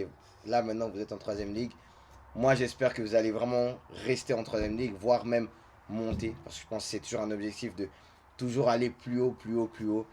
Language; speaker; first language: French; native; French